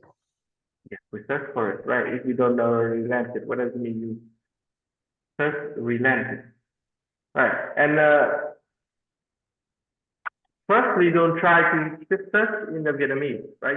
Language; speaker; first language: English; non-native, fluent; Vietnamese